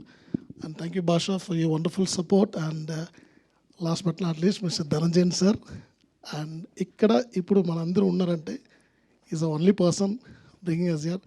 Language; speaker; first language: Telugu; non-native, local second language; Tamil